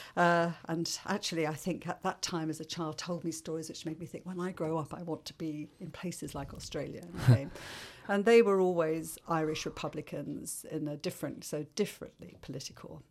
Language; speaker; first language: English; native; English